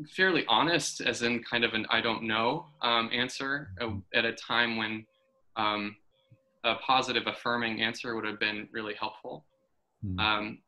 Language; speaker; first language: English; native; English